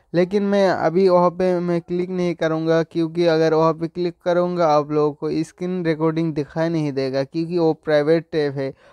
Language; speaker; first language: Hindi; non-native, local second language; Assamese